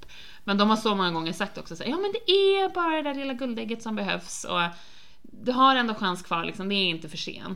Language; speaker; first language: Swedish; native; Swedish